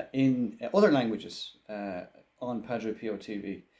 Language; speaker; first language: English; native; English